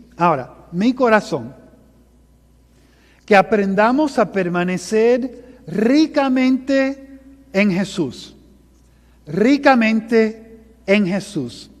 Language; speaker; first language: Spanish; early bilingual, heritage; Spanish